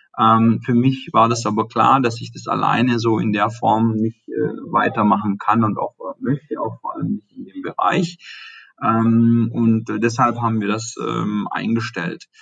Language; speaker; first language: German; early bilingual, other home language; Turkish